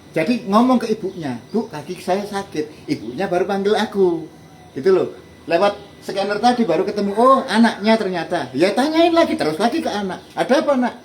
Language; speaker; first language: Indonesian; native; Indonesian